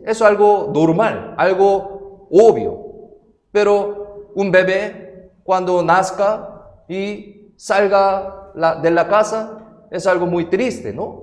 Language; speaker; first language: Spanish; non-native, fluent; Korean